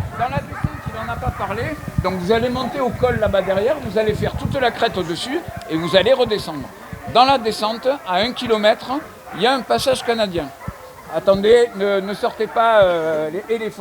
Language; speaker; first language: French; native; French